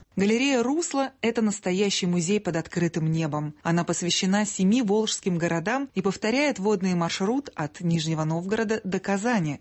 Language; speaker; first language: Russian; native; Russian